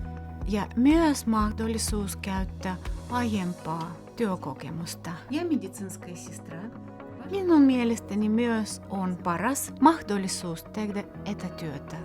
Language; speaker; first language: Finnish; non-native, fluent; Russian